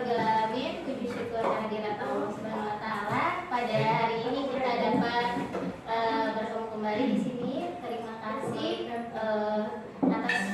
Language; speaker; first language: Indonesian; native; Indonesian